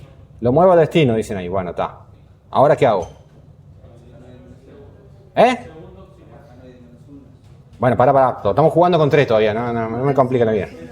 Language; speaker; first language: Spanish; native; Spanish